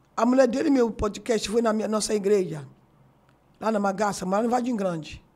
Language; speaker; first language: Portuguese; non-native, fluent; Yoruba